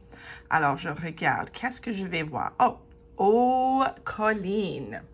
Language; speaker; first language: French; non-native, fluent; English